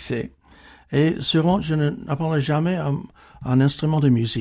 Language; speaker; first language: French; non-native, fluent; English